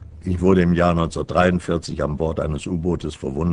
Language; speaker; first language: German; native; German